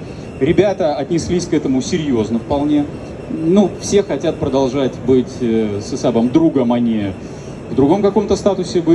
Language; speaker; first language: Russian; native; Russian